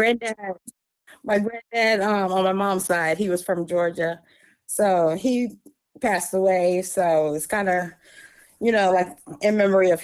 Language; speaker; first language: English; native; English